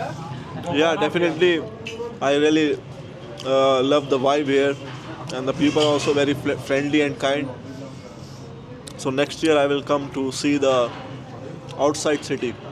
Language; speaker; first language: English; non-native, local second language; Hindi